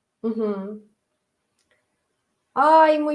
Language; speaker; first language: Spanish; non-native, fluent; Russian